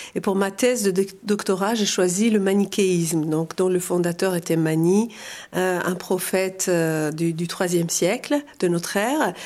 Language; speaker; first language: French; non-native, fluent; Persian